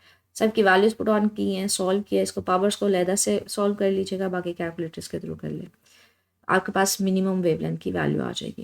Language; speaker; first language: Hindi; non-native, local second language; Punjabi